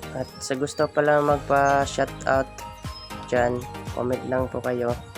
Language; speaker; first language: Filipino; non-native, local second language; Cebuano